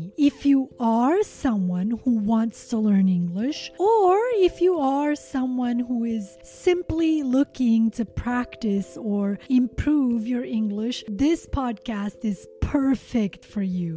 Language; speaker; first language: English; non-native, fluent; Albanian